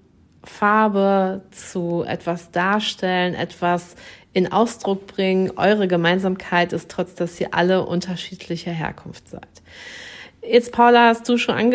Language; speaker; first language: German; native; German